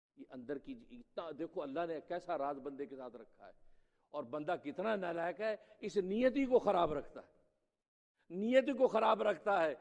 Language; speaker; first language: Urdu; non-native, local second language; Punjabi